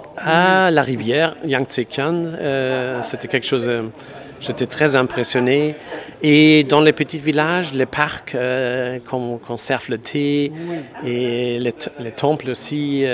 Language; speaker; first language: French; non-native, local second language; Luxembourgish